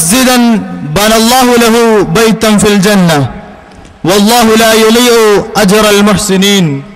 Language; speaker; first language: Arabic; non-native, fluent; Malayalam